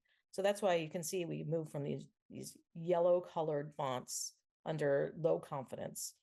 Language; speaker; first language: English; native; English